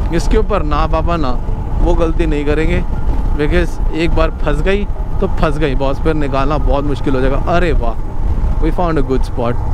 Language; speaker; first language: Hindi; non-native, local second language; Odia